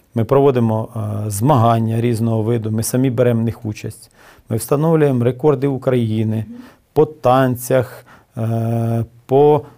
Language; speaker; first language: Ukrainian; native; Ukrainian